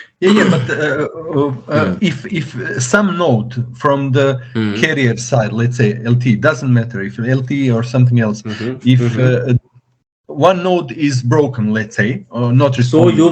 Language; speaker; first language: English; non-native, learner; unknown